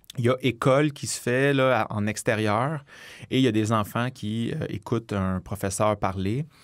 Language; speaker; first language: French; native; French